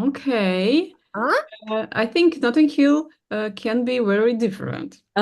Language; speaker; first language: English; non-native, learner; Russian